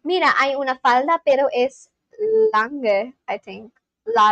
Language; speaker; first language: Spanish; non-native, learner; Bangla